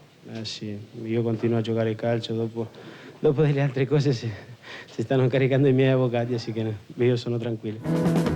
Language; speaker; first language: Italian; non-native, learner; Spanish